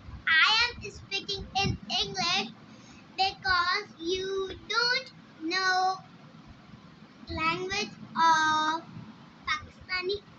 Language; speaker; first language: English; non-native, learner; Urdu